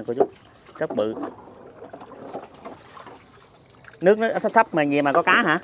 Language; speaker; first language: Vietnamese; native; Vietnamese